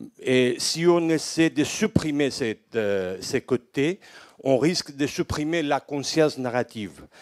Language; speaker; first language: French; non-native, fluent; Greek